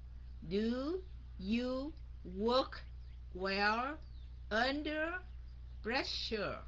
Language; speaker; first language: English; non-native, fluent; Vietnamese